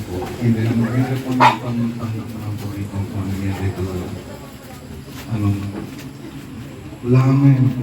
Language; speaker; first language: Filipino; non-native, learner; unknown